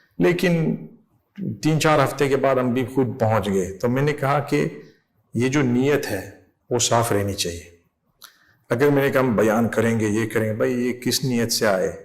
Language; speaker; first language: Urdu; non-native, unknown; English